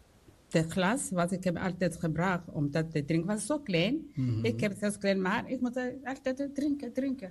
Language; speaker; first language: Dutch; non-native, learner; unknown